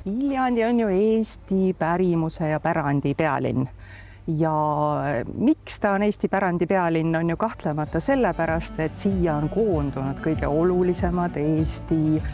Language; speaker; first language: Estonian; native; Estonian